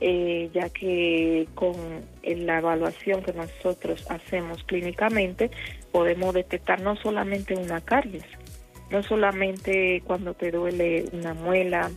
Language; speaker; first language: Spanish; native; Spanish